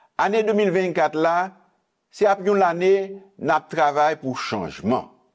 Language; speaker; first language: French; non-native, local second language; Haitian Creole